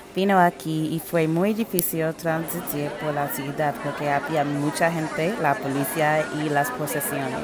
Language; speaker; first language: Spanish; non-native, learner; English